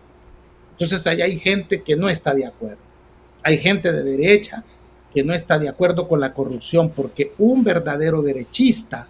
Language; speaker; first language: Spanish; native; Spanish